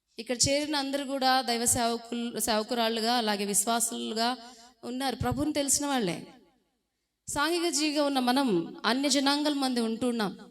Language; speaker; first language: Telugu; non-native, fluent; Hindi